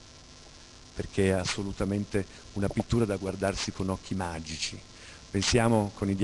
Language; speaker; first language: Italian; native; Italian